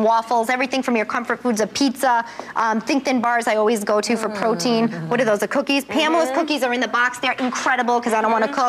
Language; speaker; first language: English; native; English